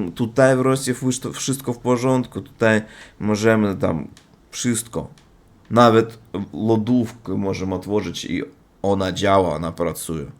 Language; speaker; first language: Polish; non-native, learner; Russian